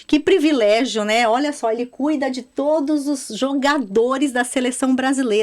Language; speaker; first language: Portuguese; native; Portuguese